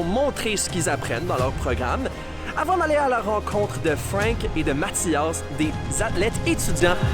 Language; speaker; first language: French; native; French